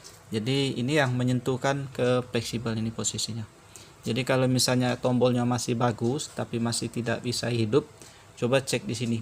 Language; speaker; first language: Indonesian; native; Indonesian